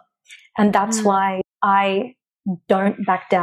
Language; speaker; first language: English; native; English